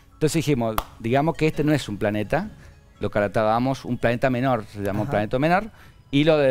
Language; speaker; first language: Spanish; native; Spanish